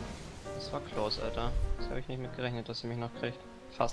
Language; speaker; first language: German; native; German